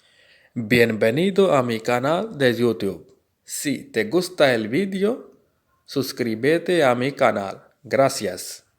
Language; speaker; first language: Spanish; non-native, fluent; Urdu